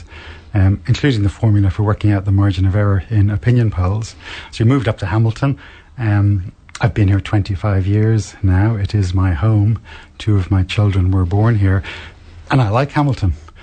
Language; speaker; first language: English; native; English